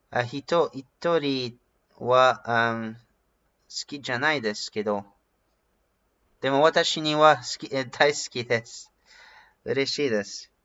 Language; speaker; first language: Japanese; non-native, learner; English